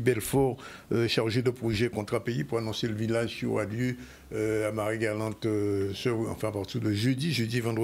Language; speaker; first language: French; native; French